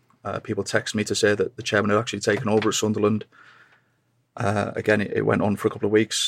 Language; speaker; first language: English; native; English